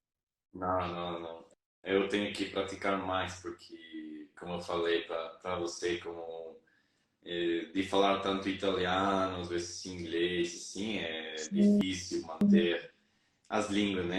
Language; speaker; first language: Portuguese; non-native, fluent; Spanish